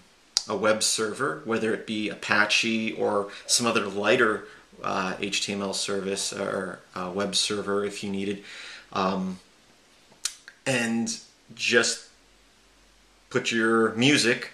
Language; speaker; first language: English; native; English